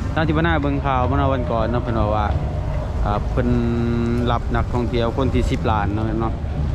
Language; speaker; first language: Thai; native; Thai